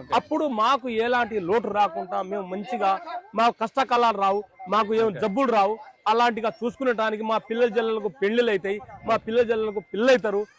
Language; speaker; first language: Telugu; non-native, local second language; Lambadi